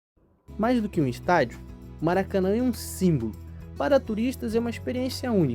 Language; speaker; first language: Portuguese; native; Portuguese